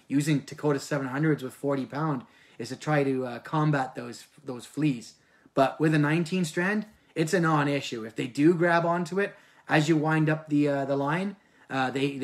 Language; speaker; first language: English; native; English